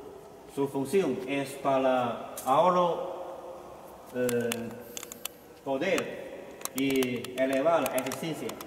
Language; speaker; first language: Spanish; non-native, learner; Chinese